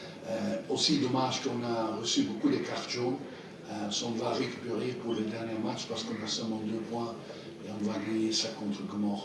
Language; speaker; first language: French; non-native, fluent; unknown